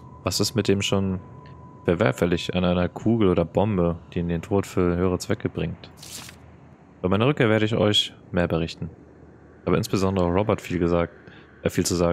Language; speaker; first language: German; native; German